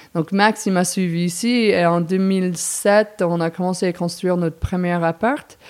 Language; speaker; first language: French; non-native, fluent; English